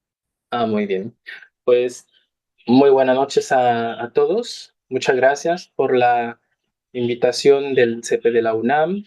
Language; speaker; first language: Spanish; non-native, fluent; Chinese